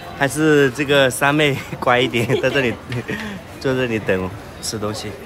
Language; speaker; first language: Chinese; native; Chinese